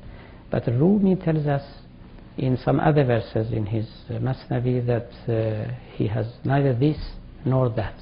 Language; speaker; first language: English; non-native, fluent; Persian